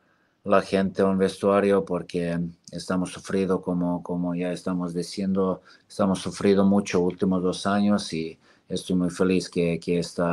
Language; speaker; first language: Spanish; non-native, fluent; Serbian